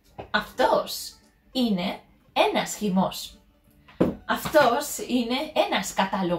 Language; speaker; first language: Greek; non-native, learner; English